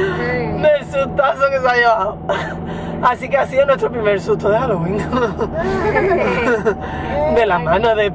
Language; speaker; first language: Spanish; native; Spanish